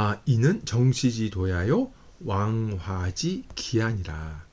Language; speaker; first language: Korean; native; Korean